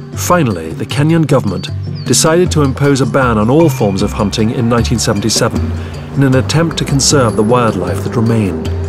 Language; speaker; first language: English; native; English